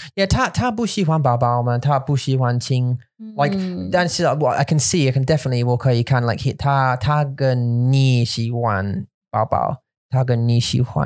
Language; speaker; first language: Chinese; non-native, learner; English